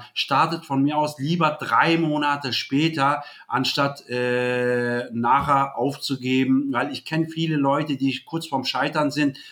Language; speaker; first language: German; native; German